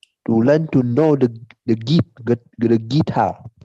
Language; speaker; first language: English; non-native, learner; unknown